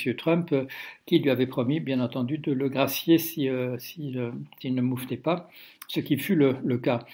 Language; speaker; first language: French; non-native, fluent; Dutch